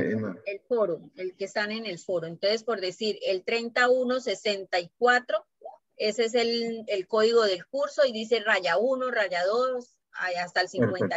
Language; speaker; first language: Spanish; native; Spanish